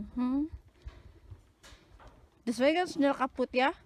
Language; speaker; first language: German; non-native, learner; Indonesian